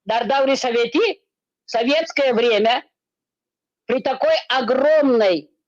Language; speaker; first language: Russian; non-native, local second language; Tajik